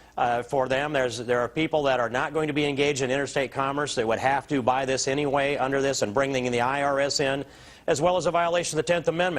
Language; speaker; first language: English; native; English